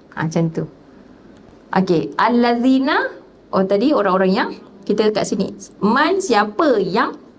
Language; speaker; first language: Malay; native; Malay